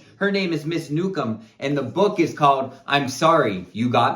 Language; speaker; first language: English; native; English